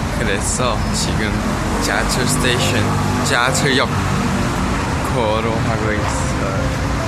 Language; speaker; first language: Korean; non-native, learner; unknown